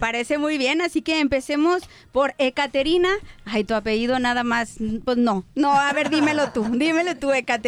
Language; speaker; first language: Spanish; native; Spanish